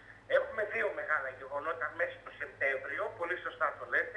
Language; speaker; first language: Greek; native; Greek